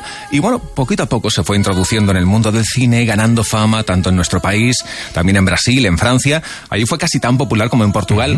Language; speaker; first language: Spanish; native; Spanish